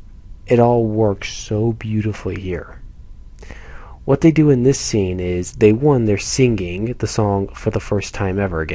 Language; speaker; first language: English; native; English